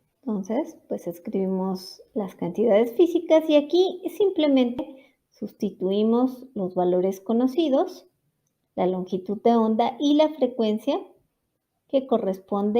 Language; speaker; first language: Spanish; native; Spanish